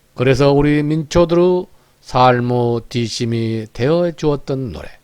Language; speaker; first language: Korean; native; Korean